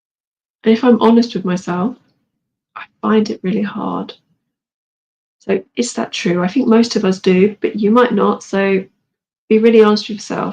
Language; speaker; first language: English; native; English